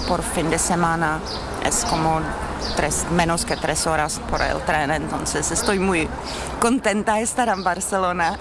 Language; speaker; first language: Spanish; non-native, fluent; Czech